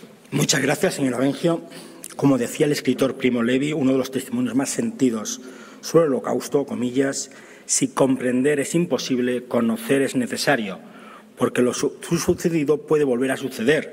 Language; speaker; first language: Spanish; native; Spanish